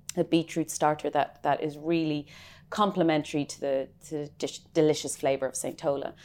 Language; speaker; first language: English; native; English